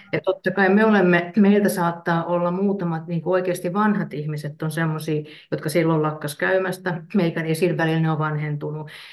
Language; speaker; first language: Finnish; native; Finnish